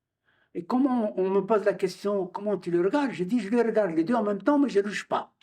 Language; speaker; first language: French; non-native, local second language; Arabic